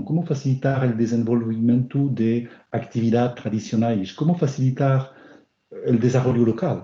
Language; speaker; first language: Portuguese; non-native, learner; French